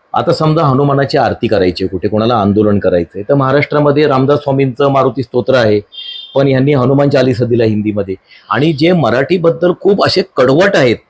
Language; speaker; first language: Marathi; native; Marathi